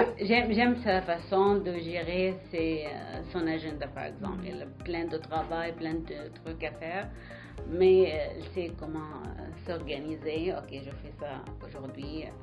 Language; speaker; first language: French; non-native, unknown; Arabic